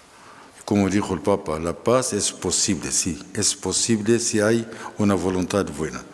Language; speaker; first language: Spanish; non-native, fluent; Arabic